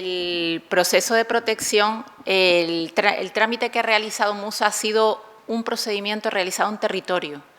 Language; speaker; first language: Spanish; native; Spanish